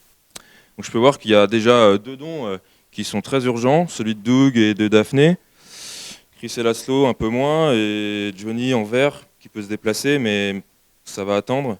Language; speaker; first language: French; native; French